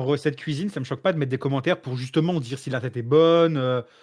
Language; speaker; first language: French; native; French